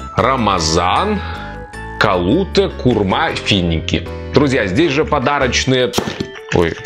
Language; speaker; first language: Russian; native; Russian